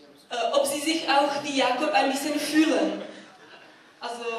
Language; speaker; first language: German; non-native, fluent; Czech